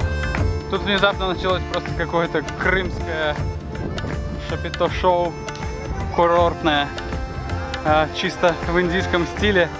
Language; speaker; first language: Russian; native; Russian